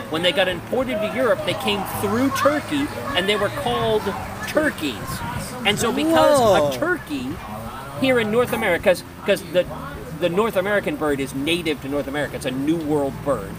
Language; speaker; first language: English; native; English